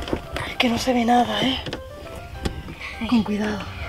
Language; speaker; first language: Spanish; native; Spanish